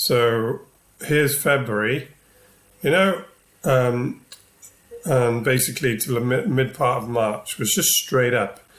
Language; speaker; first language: English; native; English